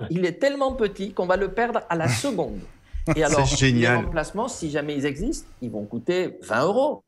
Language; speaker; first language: French; non-native, fluent; Spanish